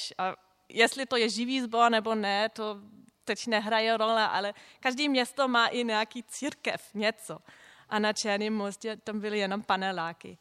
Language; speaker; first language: Czech; non-native, fluent; German